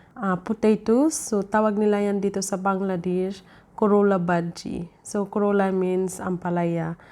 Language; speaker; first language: Filipino; native; Filipino